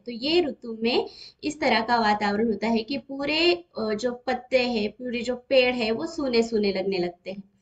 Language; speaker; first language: Hindi; non-native, local second language; Marathi